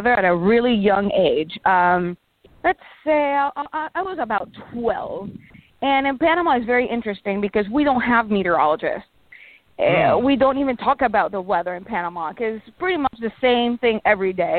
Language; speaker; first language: English; non-native, fluent; Spanish